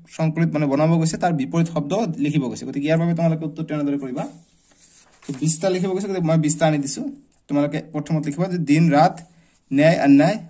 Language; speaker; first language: Hindi; non-native, local second language; Assamese